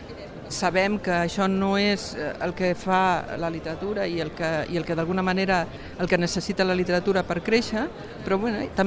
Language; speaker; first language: Catalan; native; Catalan